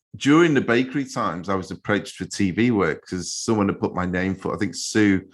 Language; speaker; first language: English; native; English